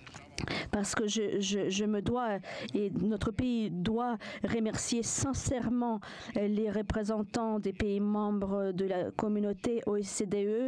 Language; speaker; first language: French; non-native, fluent; Ukrainian